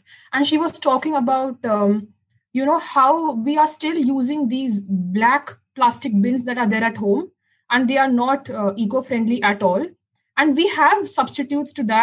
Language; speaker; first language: English; non-native, local second language; Hindi